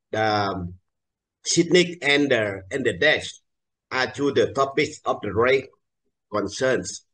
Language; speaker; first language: English; non-native, learner; Vietnamese